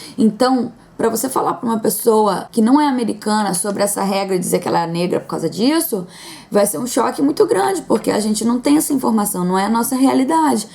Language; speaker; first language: Portuguese; native; Portuguese